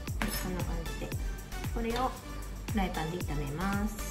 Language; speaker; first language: Japanese; native; Japanese